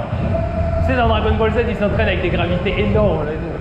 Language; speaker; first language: French; native; French